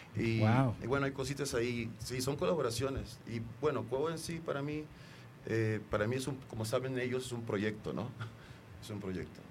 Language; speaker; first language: Spanish; native; Spanish